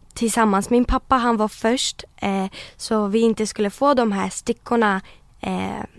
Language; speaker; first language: Swedish; early bilingual, other home language; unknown